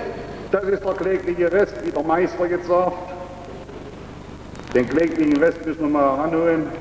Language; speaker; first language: German; native; German